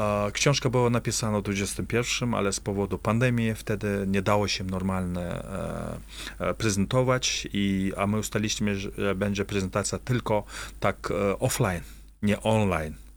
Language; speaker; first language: Polish; non-native, fluent; Russian